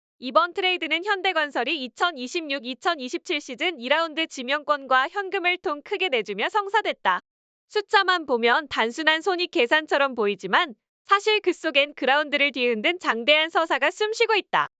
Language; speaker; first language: Korean; native; Korean